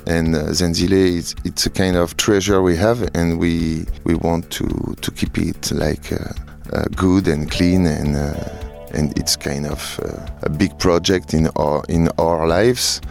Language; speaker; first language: English; non-native, learner; French